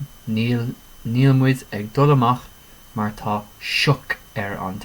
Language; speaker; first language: Irish; non-native, local second language; English